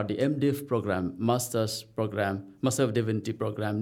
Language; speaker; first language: English; non-native, local second language; Khasi